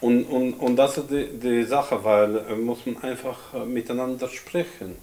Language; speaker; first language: German; non-native, fluent; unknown